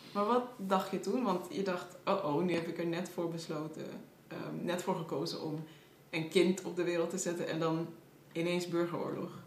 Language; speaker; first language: Dutch; early bilingual, other home language; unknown